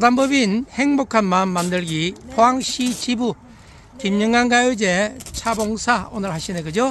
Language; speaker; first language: Korean; native; Korean